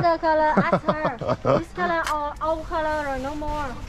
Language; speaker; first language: English; non-native, learner; Vietnamese